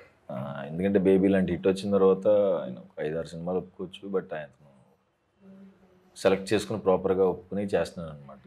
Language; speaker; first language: Telugu; native; Telugu